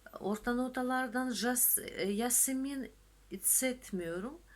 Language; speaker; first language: Turkish; non-native, fluent; Russian